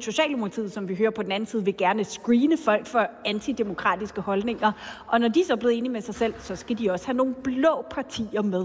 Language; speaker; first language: Danish; native; Danish